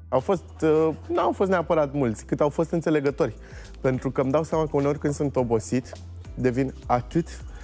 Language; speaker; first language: Romanian; native; Romanian